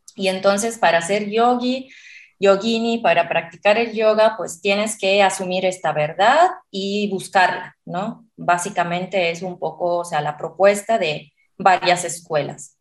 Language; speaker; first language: Spanish; non-native, fluent; Italian